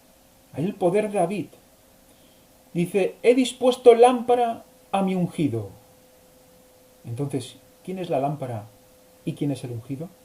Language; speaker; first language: Spanish; native; Spanish